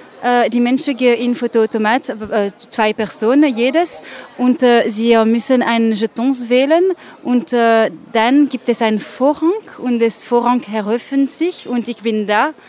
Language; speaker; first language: German; non-native, learner; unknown